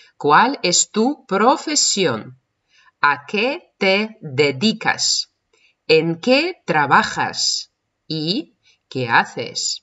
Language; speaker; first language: Spanish; non-native, fluent; Russian